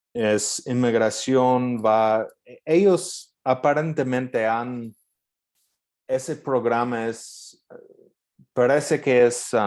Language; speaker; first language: Spanish; non-native, fluent; English